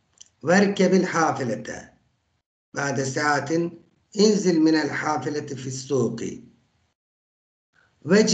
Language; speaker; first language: Arabic; non-native, fluent; Turkish